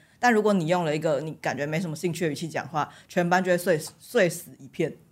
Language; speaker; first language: Chinese; native; Chinese